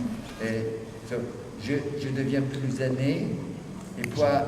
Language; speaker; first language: French; non-native, fluent; English